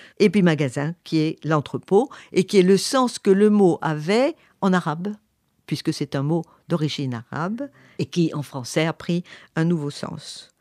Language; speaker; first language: French; native; French